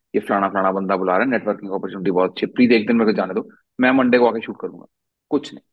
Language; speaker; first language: Hindi; native; Hindi